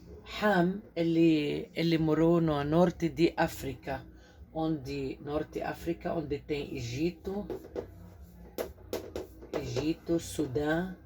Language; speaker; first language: Portuguese; non-native, fluent; Arabic